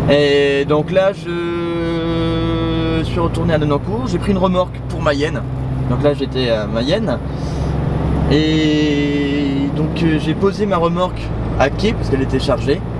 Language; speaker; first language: French; native; French